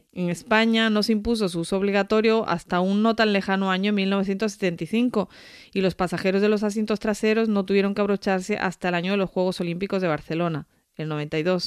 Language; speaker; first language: Spanish; native; Spanish